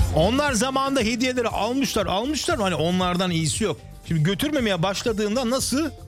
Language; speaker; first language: Turkish; early bilingual, heritage; Turkish